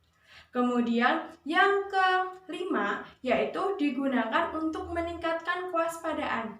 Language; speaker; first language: Indonesian; native; Indonesian